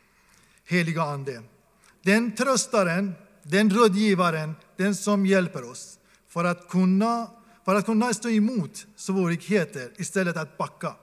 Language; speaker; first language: Swedish; non-native, fluent; Persian